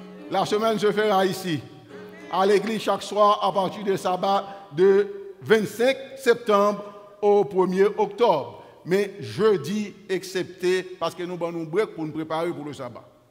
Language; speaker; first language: French; native; French